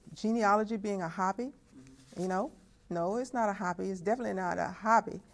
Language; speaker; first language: English; native; English